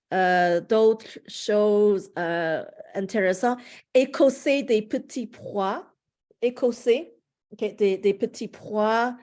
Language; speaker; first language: French; non-native, fluent; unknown